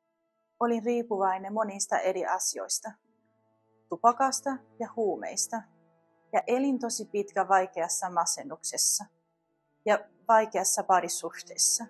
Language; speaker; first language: Finnish; non-native, fluent; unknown